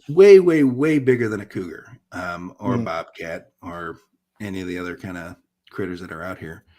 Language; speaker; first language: English; native; English